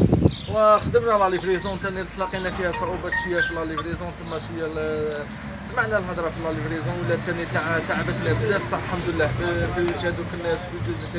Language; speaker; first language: Arabic; native; Arabic